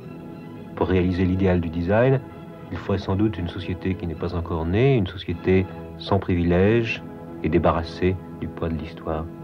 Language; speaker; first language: French; native; French